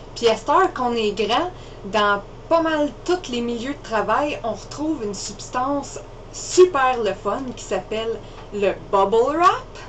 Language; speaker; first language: French; native; French